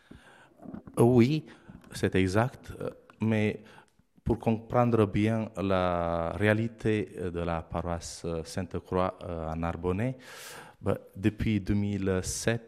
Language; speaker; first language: French; non-native, fluent; Romanian